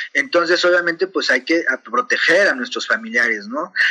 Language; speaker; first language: Spanish; native; Spanish